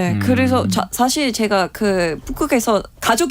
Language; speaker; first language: Korean; non-native, fluent; English